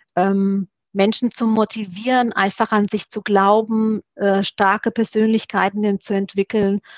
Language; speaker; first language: German; early bilingual, other home language; Romanian